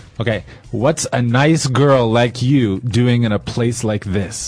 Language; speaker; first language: English; native; English